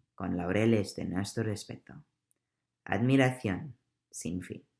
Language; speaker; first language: Spanish; non-native, learner; English